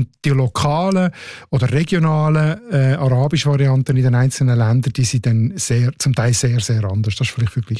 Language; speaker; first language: German; native; German